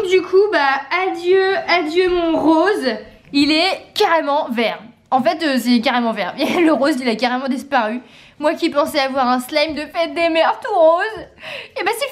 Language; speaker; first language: French; native; French